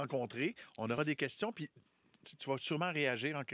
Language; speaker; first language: French; native; French